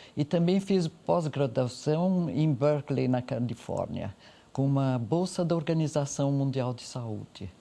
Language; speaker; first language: Portuguese; native; Portuguese